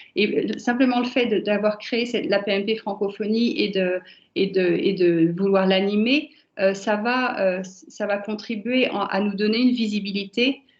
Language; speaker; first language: French; native; French